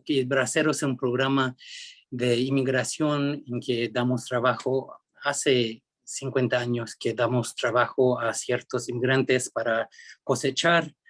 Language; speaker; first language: Spanish; early bilingual, heritage; Spanish